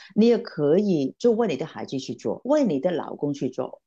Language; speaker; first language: Chinese; non-native, local second language; Cantonese